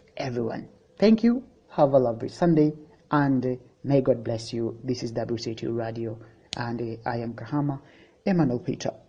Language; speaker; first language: English; non-native, local second language; Swahili